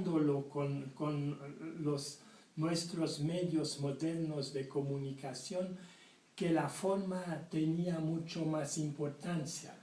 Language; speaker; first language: Spanish; non-native, fluent; French